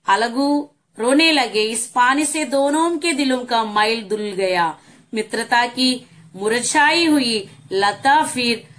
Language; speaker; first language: Hindi; non-native, local second language; Telugu